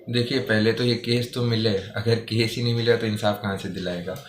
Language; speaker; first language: Hindi; non-native, local second language; Bangla